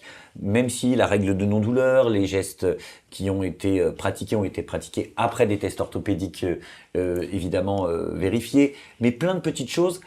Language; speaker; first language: French; native; French